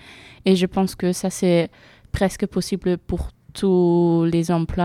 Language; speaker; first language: French; non-native, learner; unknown